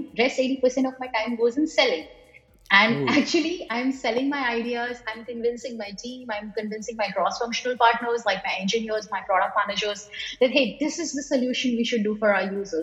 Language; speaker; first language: English; non-native, local second language; Hindi